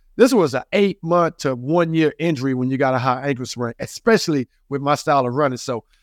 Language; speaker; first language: English; native; English